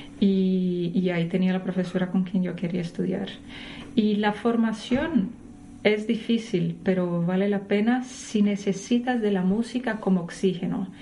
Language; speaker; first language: Spanish; non-native, fluent; Portuguese